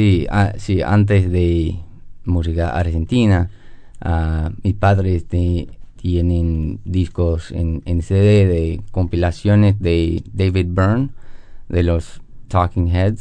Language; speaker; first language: Spanish; non-native, learner; English